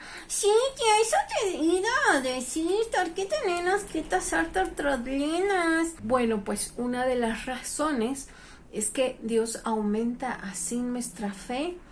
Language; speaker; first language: Spanish; native; Spanish